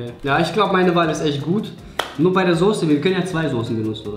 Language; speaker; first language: German; native; German